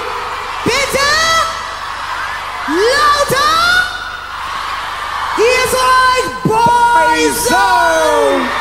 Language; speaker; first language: German; non-native, learner; English